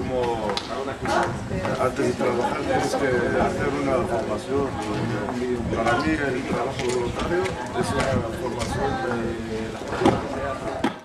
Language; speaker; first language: Spanish; non-native, learner; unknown